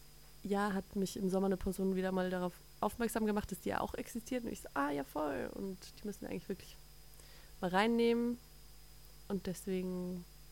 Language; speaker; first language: German; native; German